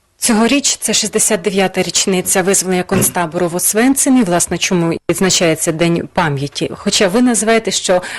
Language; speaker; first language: Ukrainian; native; Ukrainian